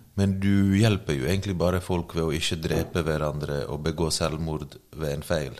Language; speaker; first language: Norwegian; early bilingual, other home language; Bosnian